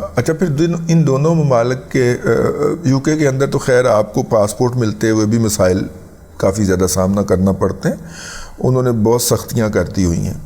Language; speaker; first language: Urdu; non-native, local second language; Punjabi